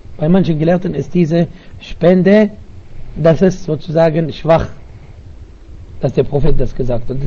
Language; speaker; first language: German; non-native, learner; Arabic